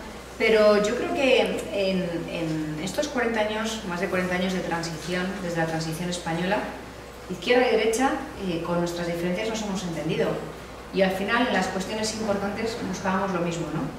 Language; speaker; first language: Spanish; native; Spanish